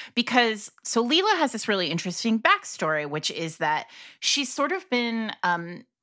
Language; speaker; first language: English; early bilingual, other home language; Italian